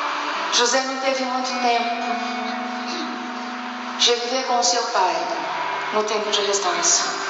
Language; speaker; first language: Portuguese; native; Portuguese